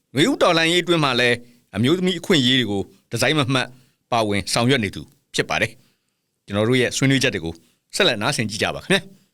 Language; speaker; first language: Burmese; native; Burmese